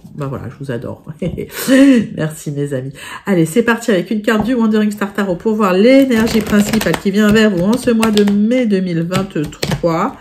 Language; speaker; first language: French; native; French